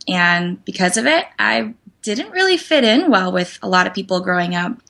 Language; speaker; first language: English; native; English